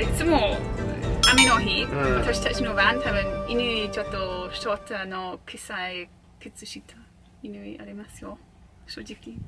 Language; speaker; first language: Japanese; non-native, learner; English